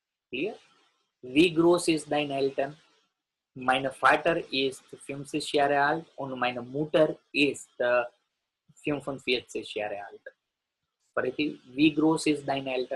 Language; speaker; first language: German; non-native, learner; Gujarati